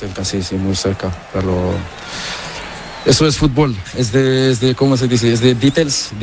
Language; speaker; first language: Spanish; non-native, learner; Portuguese